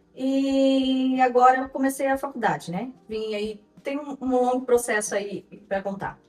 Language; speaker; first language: Portuguese; native; Portuguese